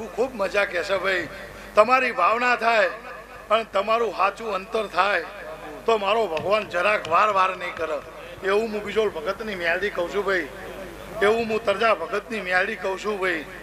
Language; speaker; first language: Gujarati; native; Gujarati